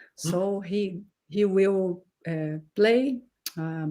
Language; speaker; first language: English; non-native, fluent; Portuguese